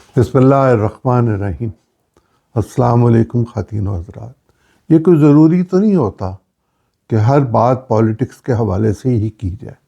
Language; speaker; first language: Urdu; non-native, local second language; Punjabi